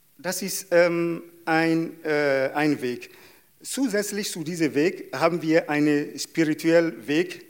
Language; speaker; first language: German; non-native, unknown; Yoruba